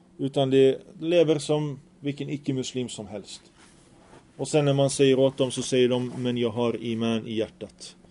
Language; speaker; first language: Swedish; early bilingual, other home language; Arabic